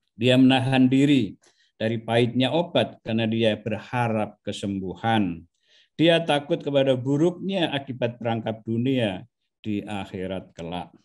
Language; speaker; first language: Indonesian; non-native, local second language; Javanese